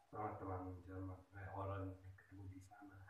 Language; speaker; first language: Indonesian; early bilingual, heritage; Dutch